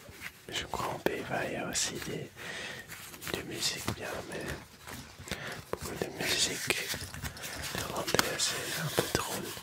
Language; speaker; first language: French; non-native, local second language; Dutch